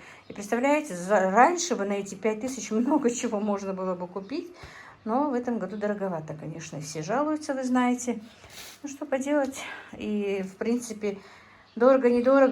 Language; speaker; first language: Russian; non-native, local second language; Ingush